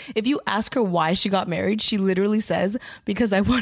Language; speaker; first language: English; native; English